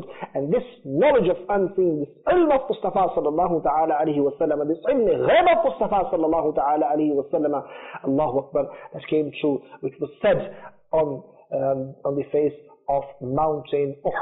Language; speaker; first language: English; non-native, local second language; Urdu